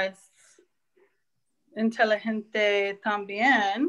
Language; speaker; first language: Spanish; non-native, learner; English